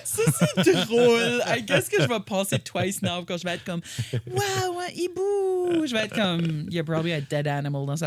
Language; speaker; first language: French; native; French